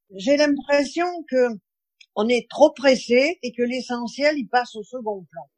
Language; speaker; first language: French; native; French